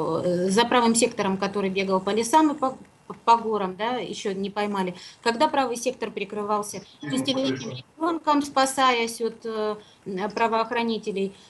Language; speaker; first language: Russian; native; Russian